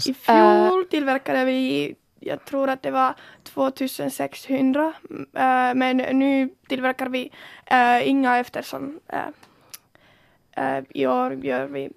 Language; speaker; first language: Swedish; non-native, local second language; Finnish